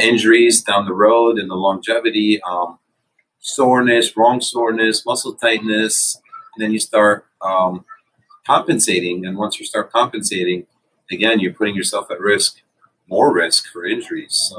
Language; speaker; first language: English; non-native, fluent; Arabic